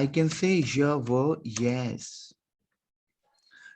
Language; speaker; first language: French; non-native, learner; Hindi